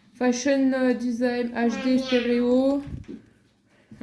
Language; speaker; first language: French; native; French